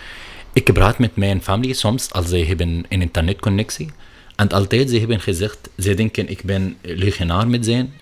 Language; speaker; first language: Dutch; non-native, learner; Arabic